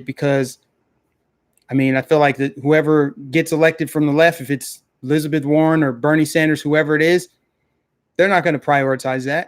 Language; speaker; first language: English; native; English